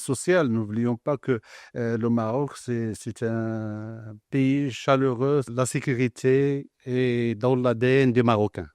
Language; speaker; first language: French; non-native, local second language; Arabic